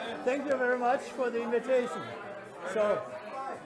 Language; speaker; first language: English; non-native, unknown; German